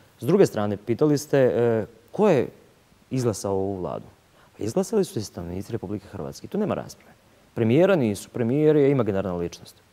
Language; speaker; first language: Serbian; native; Serbian